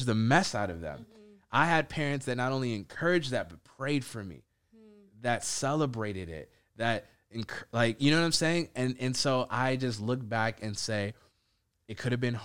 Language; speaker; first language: English; native; English